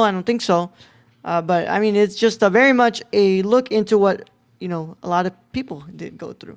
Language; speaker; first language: English; native; English